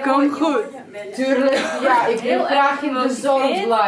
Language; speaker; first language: Dutch; non-native, learner; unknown